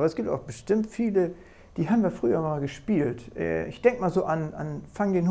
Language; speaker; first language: German; native; German